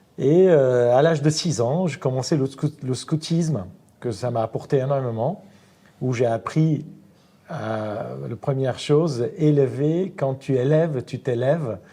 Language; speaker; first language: French; non-native, fluent; Armenian